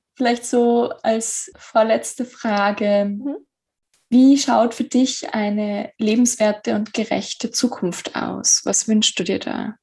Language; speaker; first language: German; native; German